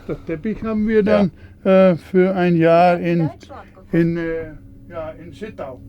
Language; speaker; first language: German; non-native, learner; Dutch